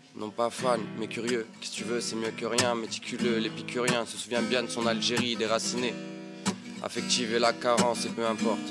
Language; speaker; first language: French; native; French